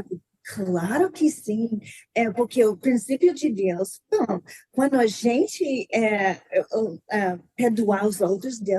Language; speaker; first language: Portuguese; non-native, learner; English